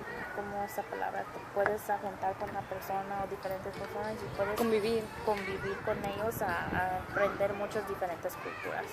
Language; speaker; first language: Spanish; early bilingual, other home language; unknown